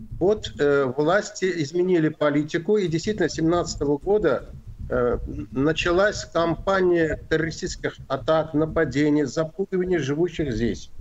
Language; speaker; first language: Russian; non-native, local second language; Azerbaijani